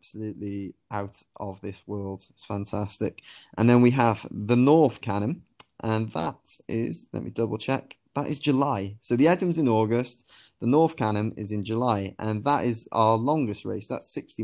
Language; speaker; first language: English; native; English